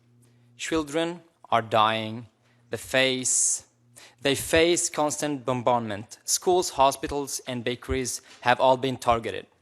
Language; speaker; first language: English; non-native, local second language; Arabic